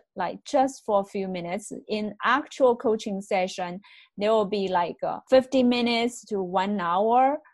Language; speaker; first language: English; non-native, fluent; Chinese